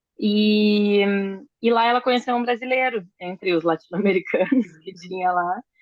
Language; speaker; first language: Portuguese; early bilingual, other home language; Spanish